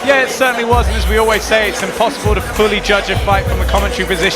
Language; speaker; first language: English; native; English